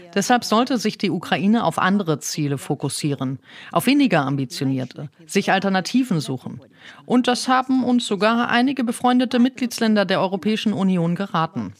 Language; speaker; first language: German; non-native, fluent; Ukrainian